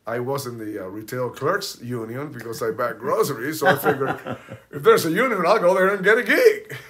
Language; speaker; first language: English; early bilingual, other home language; Spanish